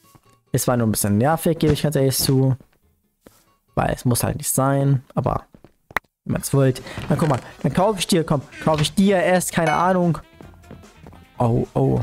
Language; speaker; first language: German; native; German